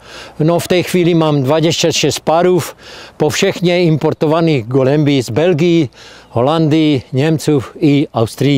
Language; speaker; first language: Polish; non-native, learner; Czech